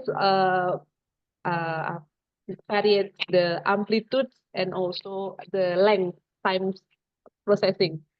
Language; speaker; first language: English; non-native, fluent; Indonesian